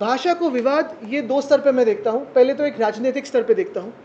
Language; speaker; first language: Hindi; non-native, local second language; Marathi